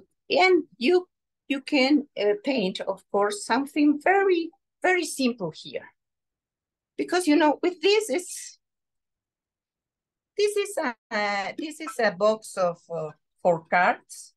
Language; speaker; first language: English; non-native, learner; Spanish